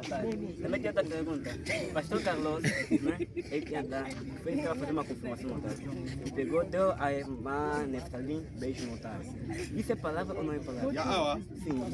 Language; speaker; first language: Portuguese; non-native, learner; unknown